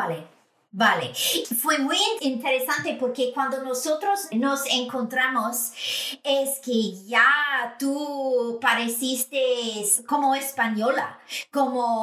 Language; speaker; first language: Spanish; non-native, fluent; English